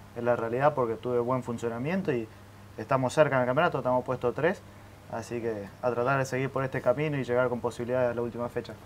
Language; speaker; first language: Spanish; native; Spanish